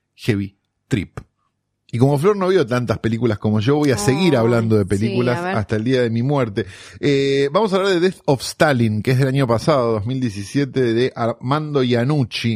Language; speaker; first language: Spanish; native; Spanish